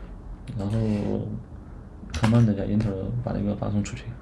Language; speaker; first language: Chinese; native; Chinese